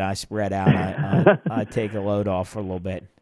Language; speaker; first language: English; native; English